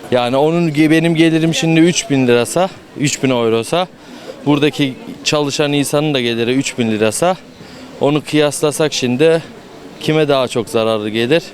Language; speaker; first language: Turkish; early bilingual, other home language; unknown